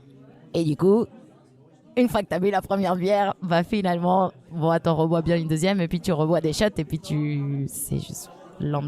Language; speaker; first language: French; non-native, fluent; Spanish